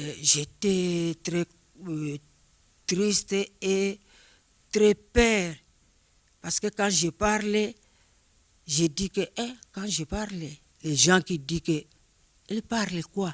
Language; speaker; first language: French; non-native, learner; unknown